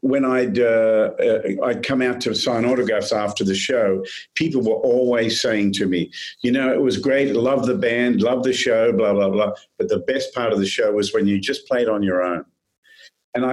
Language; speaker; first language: English; native; English